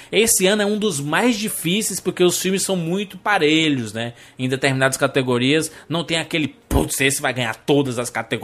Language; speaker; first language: Portuguese; native; Portuguese